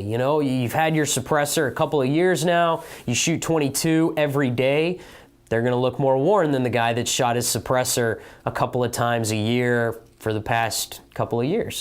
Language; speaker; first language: English; native; English